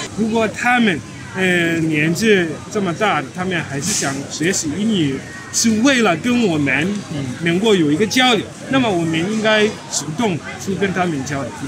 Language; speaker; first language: Chinese; non-native, fluent; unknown